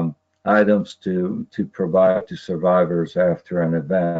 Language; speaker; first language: English; native; English